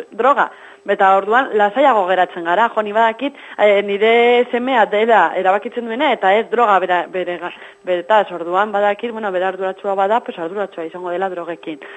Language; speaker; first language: Basque; non-native, local second language; Spanish